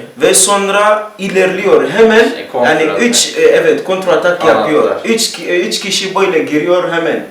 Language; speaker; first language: Turkish; non-native, learner; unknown